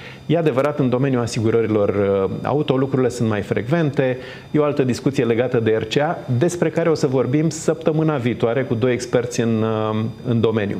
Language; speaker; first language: Romanian; native; Romanian